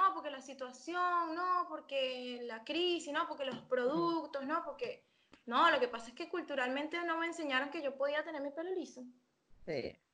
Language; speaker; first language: Spanish; native; Spanish